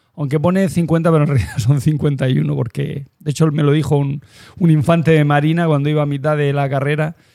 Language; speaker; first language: Spanish; native; Spanish